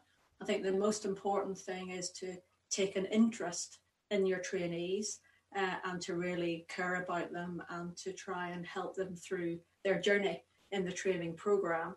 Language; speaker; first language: English; native; English